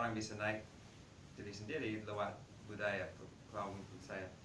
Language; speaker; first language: Indonesian; non-native, fluent; English